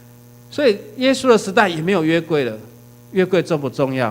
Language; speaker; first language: Chinese; native; Chinese